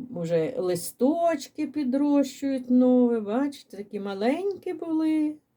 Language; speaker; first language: Ukrainian; non-native, local second language; Russian